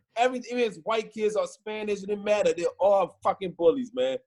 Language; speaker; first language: English; native; English